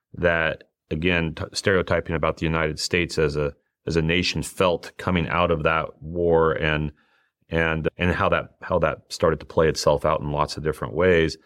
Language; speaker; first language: English; native; English